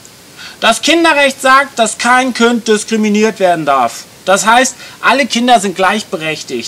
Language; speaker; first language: German; native; German